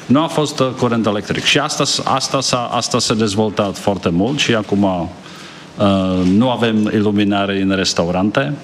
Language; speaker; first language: Romanian; non-native, fluent; Czech